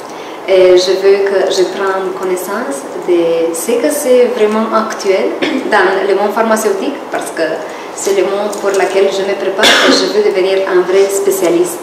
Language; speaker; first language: French; non-native, fluent; Romanian